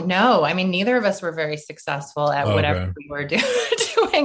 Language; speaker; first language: English; native; English